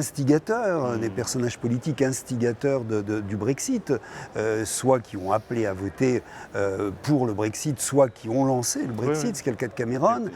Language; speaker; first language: French; native; French